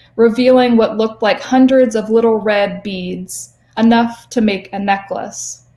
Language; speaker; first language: English; native; English